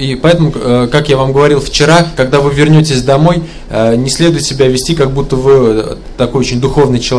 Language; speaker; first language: Russian; native; Russian